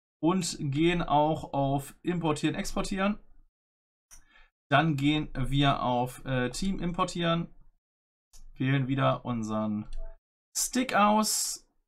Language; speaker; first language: German; native; German